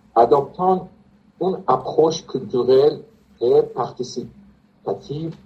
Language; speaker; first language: French; non-native, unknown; Persian